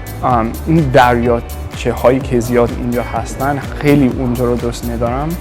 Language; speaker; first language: Persian; non-native, learner; English